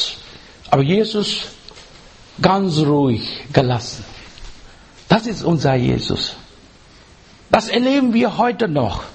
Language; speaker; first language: German; non-native, learner; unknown